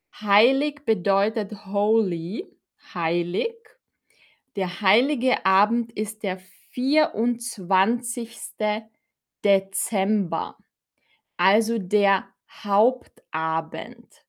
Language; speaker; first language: German; non-native, fluent; Filipino